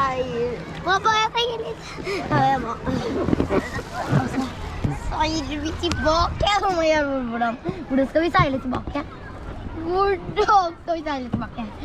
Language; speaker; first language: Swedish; early bilingual, other home language; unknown